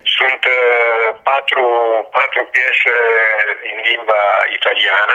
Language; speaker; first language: Romanian; non-native, learner; Italian